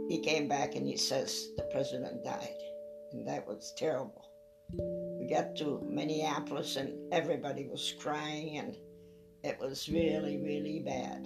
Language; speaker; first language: English; non-native, fluent; French